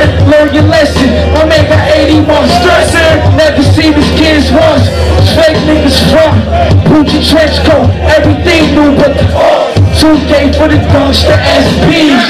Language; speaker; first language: English; native; English